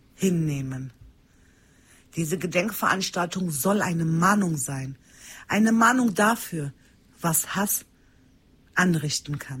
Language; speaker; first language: German; early bilingual, other home language; Turkish